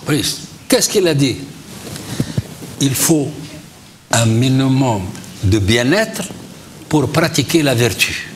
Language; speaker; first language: French; non-native, local second language; Arabic